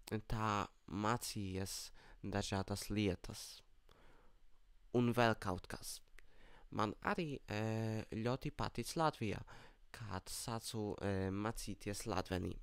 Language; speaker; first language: Latvian; non-native, learner; Polish